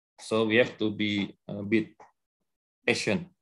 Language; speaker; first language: English; non-native, learner; Indonesian